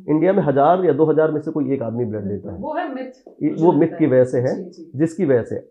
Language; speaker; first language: Hindi; native; Hindi